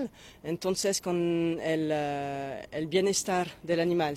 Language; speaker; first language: Spanish; non-native, fluent; French